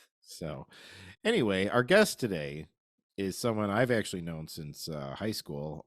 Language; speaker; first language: English; native; English